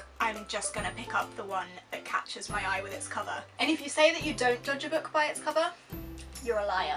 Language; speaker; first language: English; native; English